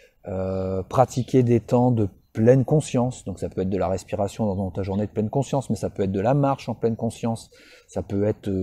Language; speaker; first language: French; native; French